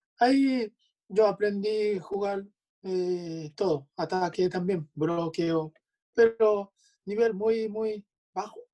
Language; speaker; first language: Spanish; non-native, learner; Japanese